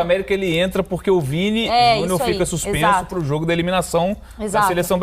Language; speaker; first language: Portuguese; native; Portuguese